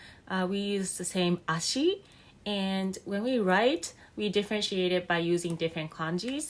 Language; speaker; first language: English; non-native, fluent; Japanese